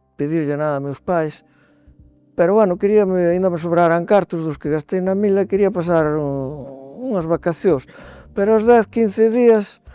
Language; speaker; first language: Galician; native; Galician